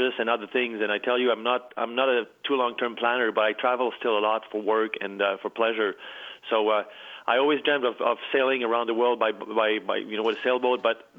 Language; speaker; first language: English; native; English